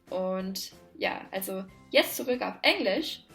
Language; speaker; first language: German; non-native, fluent; Latvian